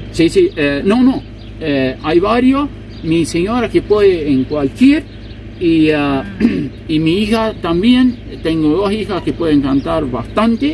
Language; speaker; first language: Spanish; non-native, local second language; Plautdietsch